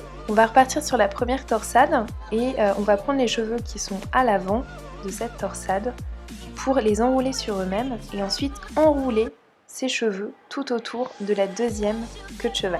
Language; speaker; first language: French; native; French